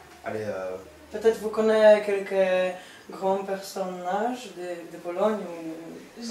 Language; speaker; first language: French; non-native, learner; Polish